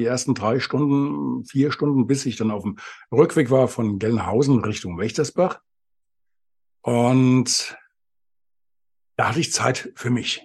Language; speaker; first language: German; native; German